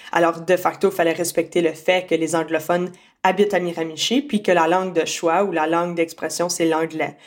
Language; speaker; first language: French; native; French